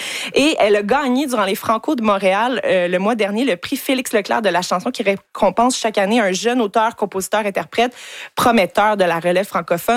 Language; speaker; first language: French; native; French